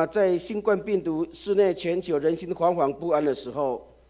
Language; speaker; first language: Chinese; native; Chinese